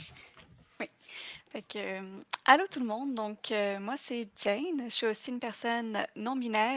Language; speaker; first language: French; native; French